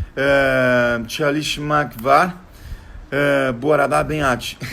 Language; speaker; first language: Turkish; non-native, learner; Portuguese